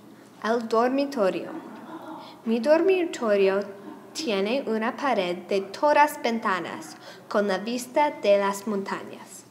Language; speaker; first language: Spanish; non-native, learner; English